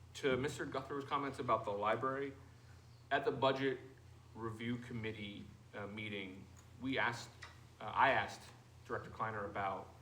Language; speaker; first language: English; native; English